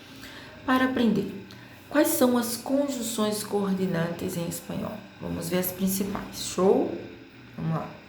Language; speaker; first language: Portuguese; native; Portuguese